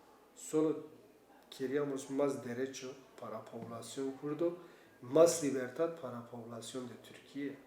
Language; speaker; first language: Spanish; non-native, learner; Kurdish